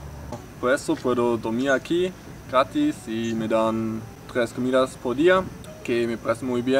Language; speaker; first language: Spanish; non-native, fluent; German